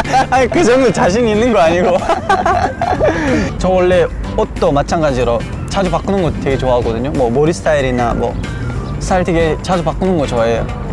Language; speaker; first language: Korean; non-native, fluent; Uzbek